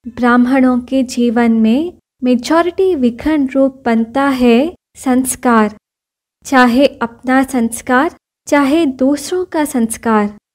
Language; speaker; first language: Hindi; non-native, local second language; Kannada